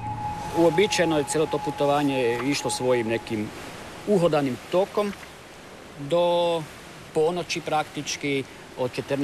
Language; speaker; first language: Serbian; native; Serbian